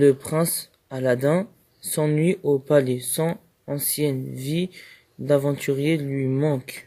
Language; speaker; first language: French; native; French